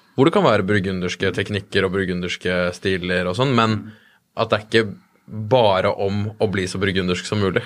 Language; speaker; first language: Norwegian; native; Norwegian